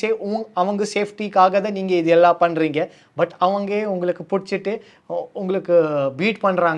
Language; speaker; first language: Tamil; non-native, learner; Kashmiri